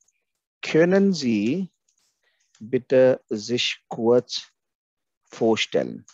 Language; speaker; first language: German; non-native, fluent; Hindi